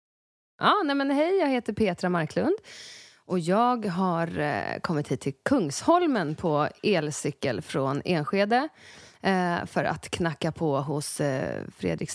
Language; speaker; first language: Swedish; native; Swedish